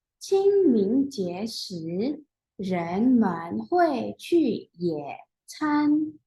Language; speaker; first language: Chinese; non-native, fluent; Indonesian